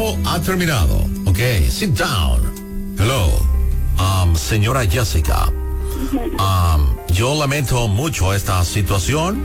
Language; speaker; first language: Spanish; non-native, learner; English